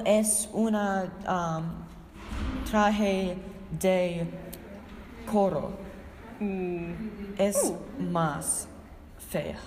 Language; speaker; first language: Spanish; non-native, learner; English